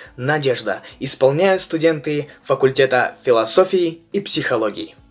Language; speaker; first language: Russian; non-native, local second language; Kazakh